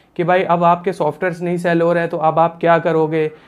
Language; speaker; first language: Hindi; native; Hindi